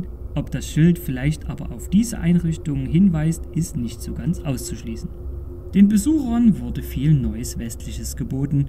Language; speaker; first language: German; native; German